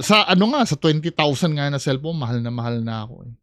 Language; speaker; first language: Filipino; native; Filipino